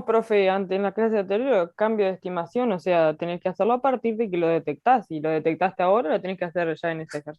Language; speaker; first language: Spanish; native; Spanish